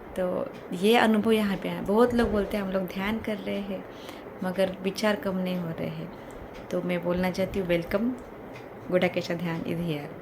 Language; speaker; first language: Hindi; non-native, local second language; Kannada